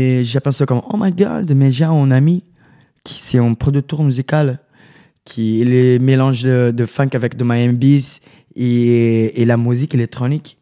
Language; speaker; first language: French; non-native, learner; Portuguese